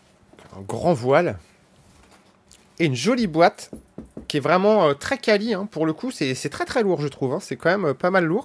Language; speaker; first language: French; native; French